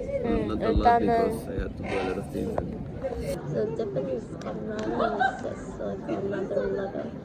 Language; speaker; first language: English; non-native, learner; Korean